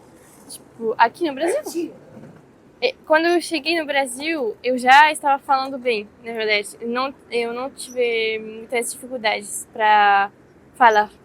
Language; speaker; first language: Portuguese; non-native, fluent; French